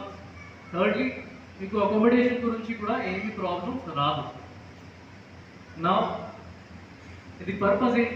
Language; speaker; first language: Telugu; non-native, fluent; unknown